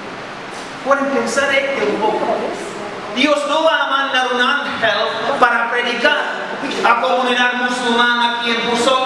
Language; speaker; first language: Spanish; non-native, fluent; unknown